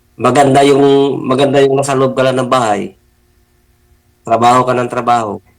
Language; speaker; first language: Filipino; non-native, local second language; Cebuano